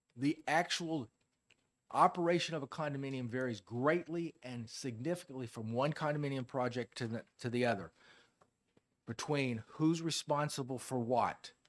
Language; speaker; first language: English; native; English